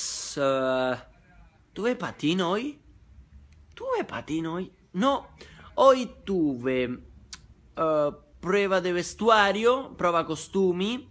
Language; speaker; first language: Spanish; non-native, fluent; Italian